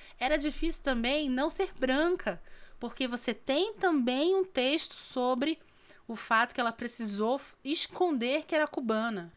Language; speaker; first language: Portuguese; native; Portuguese